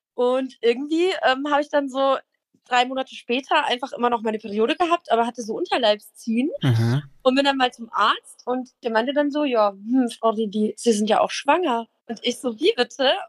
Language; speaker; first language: German; native; German